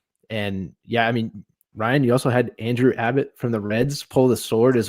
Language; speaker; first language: English; native; English